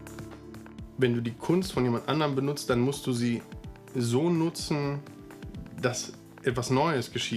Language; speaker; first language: German; native; German